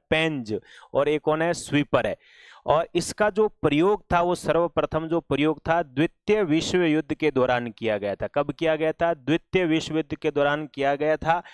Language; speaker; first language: Hindi; native; Hindi